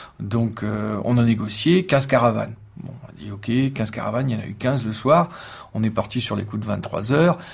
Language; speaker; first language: French; native; French